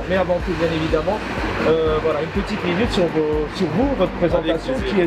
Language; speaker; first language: French; native; French